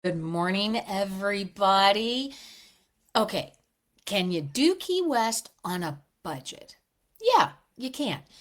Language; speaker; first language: English; native; English